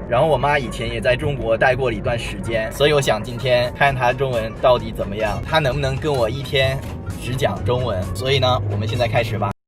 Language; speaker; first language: Chinese; non-native, fluent; English